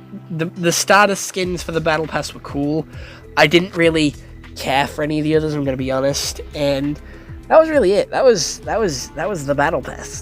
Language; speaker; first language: English; native; English